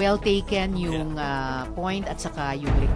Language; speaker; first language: Filipino; native; Filipino